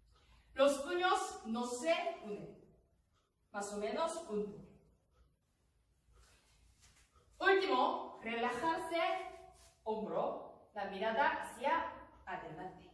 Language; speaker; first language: Spanish; non-native, learner; Korean